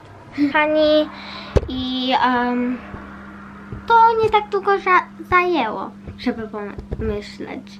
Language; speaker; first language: Polish; early bilingual, heritage; Polish